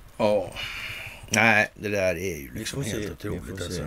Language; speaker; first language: Swedish; native; Swedish